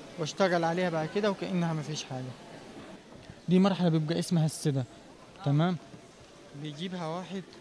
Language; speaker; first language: Egyptian Arabic; native; Egyptian Arabic